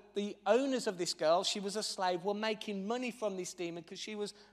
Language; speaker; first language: English; native; English